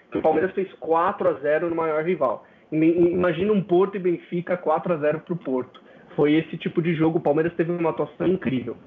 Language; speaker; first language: Portuguese; native; Portuguese